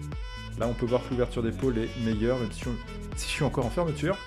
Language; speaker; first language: French; native; French